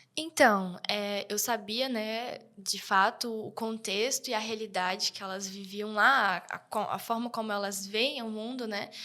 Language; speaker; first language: Portuguese; early bilingual, heritage; Portuguese